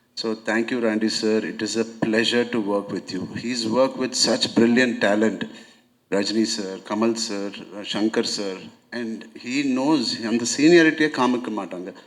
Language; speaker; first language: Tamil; non-native, local second language; Telugu